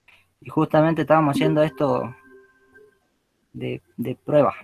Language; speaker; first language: Spanish; native; Spanish